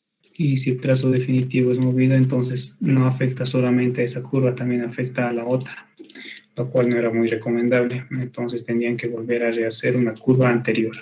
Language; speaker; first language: Spanish; native; Spanish